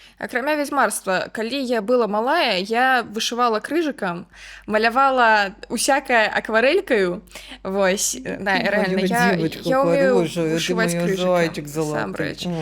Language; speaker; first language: Belarusian; non-native, local second language; Russian